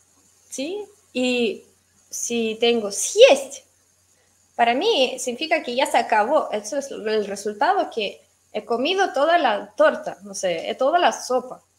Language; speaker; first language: Spanish; non-native, fluent; Russian